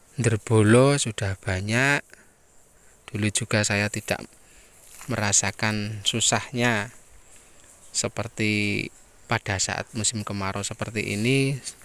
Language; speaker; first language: Indonesian; non-native, local second language; Javanese